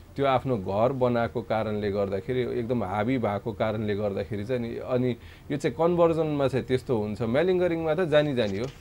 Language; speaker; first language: Nepali; non-native, local second language; Maithili